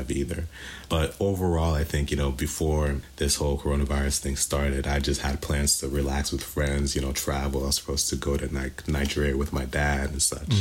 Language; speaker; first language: English; native; English